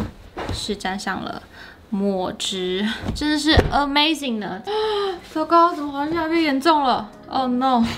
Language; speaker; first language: Chinese; native; Chinese